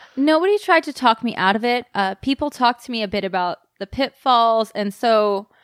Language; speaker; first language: English; native; English